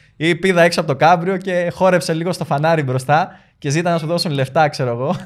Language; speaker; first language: Greek; early bilingual, other home language; Albanian